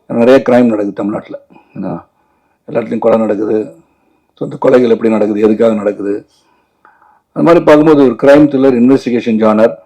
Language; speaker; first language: Tamil; native; Tamil